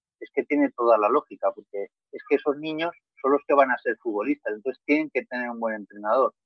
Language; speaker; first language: Spanish; native; Spanish